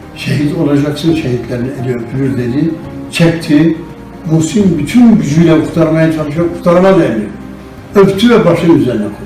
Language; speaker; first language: Turkish; non-native, local second language; Arabic